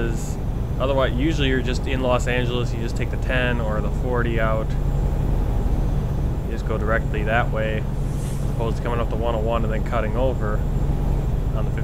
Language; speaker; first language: English; native; English